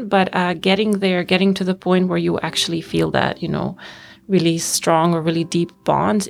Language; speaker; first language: English; non-native, fluent; Bosnian